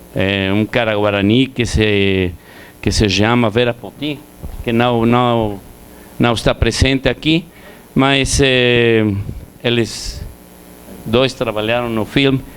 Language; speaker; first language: Portuguese; non-native, learner; Spanish